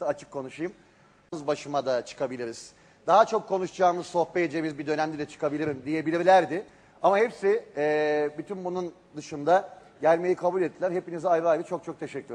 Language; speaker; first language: Turkish; native; Turkish